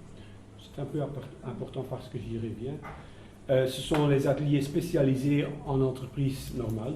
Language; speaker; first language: French; non-native, local second language; Dutch